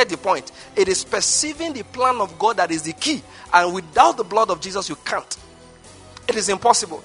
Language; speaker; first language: English; non-native, local second language; Igbo